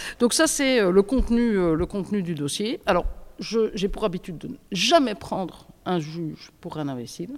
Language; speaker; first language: French; native; French